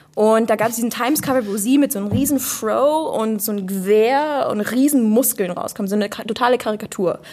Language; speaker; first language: German; non-native, fluent; English